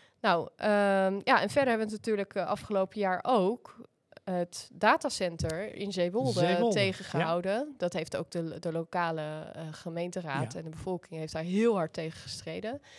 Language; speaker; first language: Dutch; native; Dutch